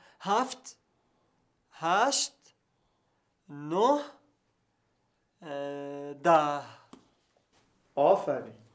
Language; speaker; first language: Persian; non-native, learner; Arabic